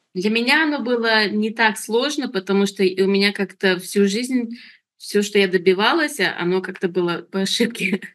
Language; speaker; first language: Russian; early bilingual, heritage; Russian